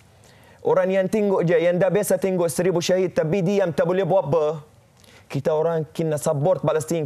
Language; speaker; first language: Indonesian; non-native, fluent; Arabic